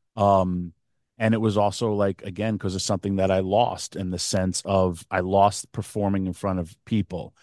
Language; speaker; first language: English; native; English